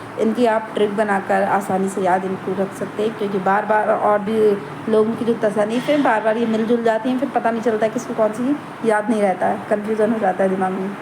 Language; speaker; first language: Urdu; native; Urdu